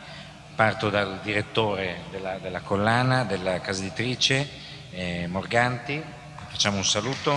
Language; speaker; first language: Italian; native; Italian